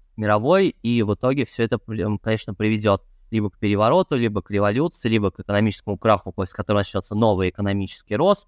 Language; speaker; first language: Russian; native; Russian